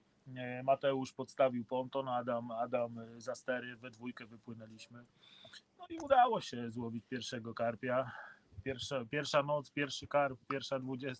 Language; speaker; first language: Polish; native; Polish